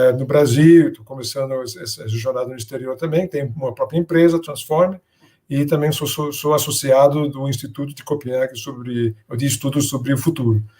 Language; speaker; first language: Portuguese; non-native, fluent; Danish